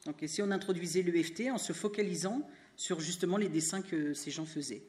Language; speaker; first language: French; native; French